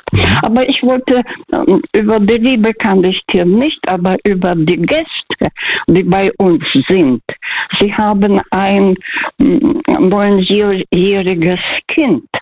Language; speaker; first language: German; non-native, fluent; Russian